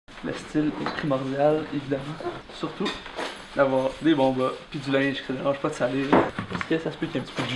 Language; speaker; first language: French; native; French